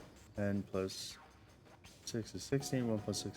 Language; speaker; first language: English; native; English